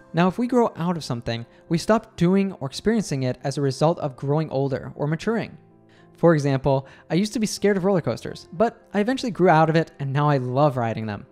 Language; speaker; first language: English; native; English